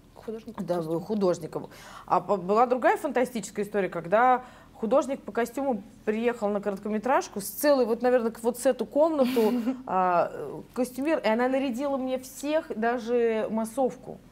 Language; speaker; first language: Russian; native; Russian